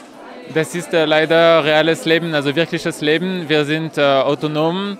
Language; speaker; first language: German; non-native, fluent; French